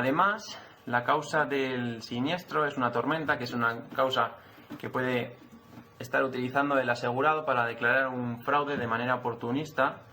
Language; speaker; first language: Spanish; native; Spanish